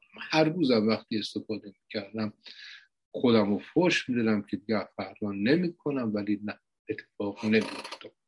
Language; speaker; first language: Persian; native; Persian